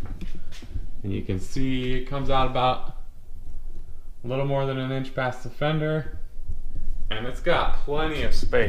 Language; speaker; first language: English; native; English